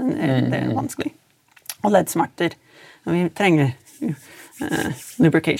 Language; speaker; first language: Norwegian; non-native, fluent; English